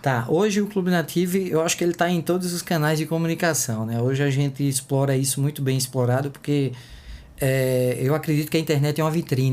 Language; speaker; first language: Portuguese; native; Portuguese